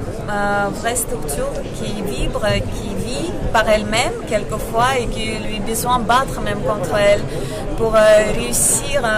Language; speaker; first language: French; non-native, fluent; Russian